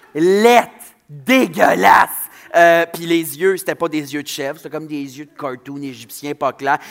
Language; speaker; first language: French; native; French